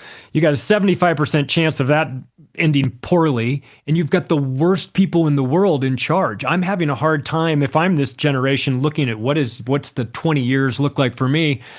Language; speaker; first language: English; native; English